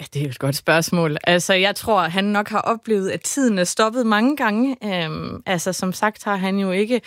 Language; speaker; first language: Danish; native; Danish